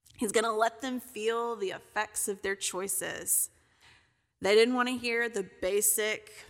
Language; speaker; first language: English; native; English